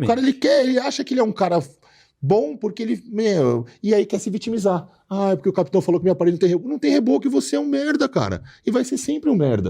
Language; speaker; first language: Portuguese; native; Portuguese